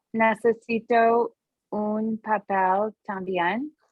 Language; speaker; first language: Spanish; non-native, learner; English